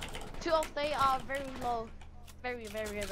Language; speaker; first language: English; non-native, learner; German